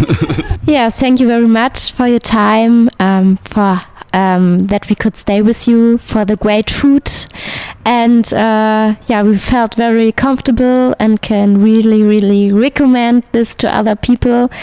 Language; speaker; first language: English; non-native, fluent; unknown